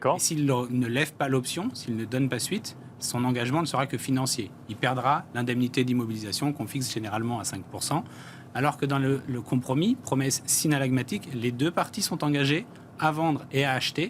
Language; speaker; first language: French; native; French